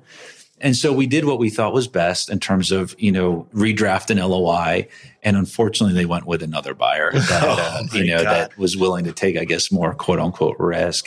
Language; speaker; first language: English; native; English